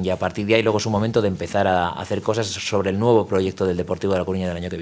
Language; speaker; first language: Spanish; native; Spanish